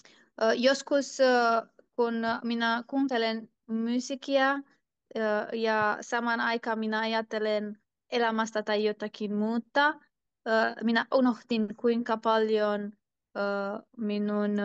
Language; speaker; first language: Finnish; non-native, learner; Turkish